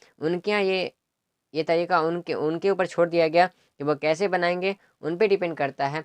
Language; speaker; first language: Urdu; native; Urdu